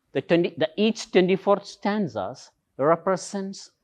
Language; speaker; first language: English; non-native, local second language; Malayalam